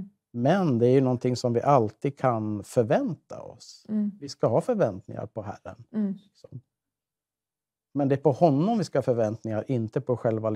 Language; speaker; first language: Swedish; native; Swedish